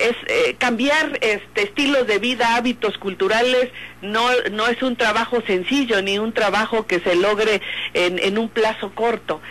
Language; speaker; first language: Spanish; native; Spanish